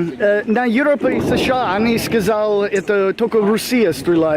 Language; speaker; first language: Russian; non-native, learner; English